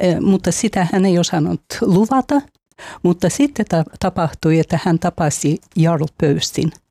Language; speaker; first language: Finnish; non-native, fluent; Russian